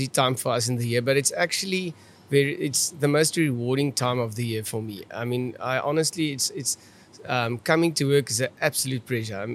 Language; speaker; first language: English; non-native, local second language; Afrikaans